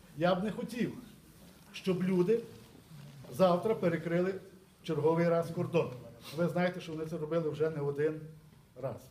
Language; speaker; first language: Ukrainian; native; Ukrainian